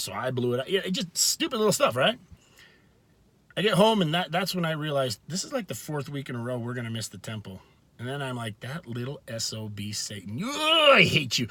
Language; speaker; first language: English; native; English